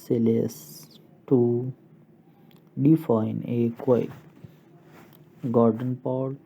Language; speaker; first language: English; non-native, local second language; Urdu